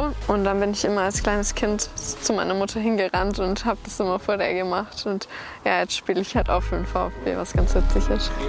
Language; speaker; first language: German; native; German